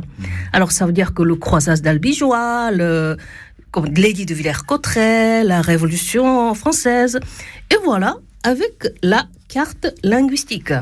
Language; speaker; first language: French; non-native, fluent; Japanese